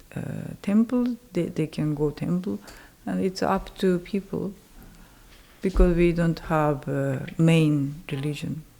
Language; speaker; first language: English; non-native, learner; Japanese